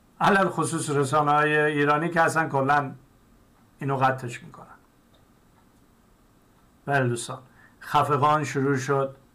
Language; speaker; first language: Persian; native; Persian